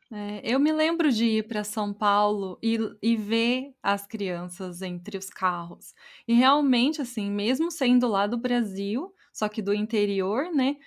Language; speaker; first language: Portuguese; native; Portuguese